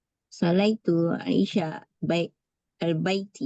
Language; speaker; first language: Arabic; non-native, learner; Malay